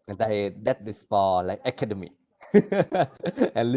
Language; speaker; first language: English; non-native, learner; Thai